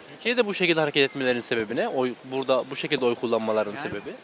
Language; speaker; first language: Turkish; native; Turkish